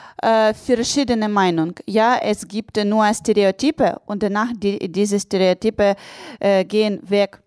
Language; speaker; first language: German; non-native, learner; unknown